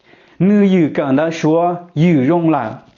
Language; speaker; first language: Chinese; non-native, fluent; Hmong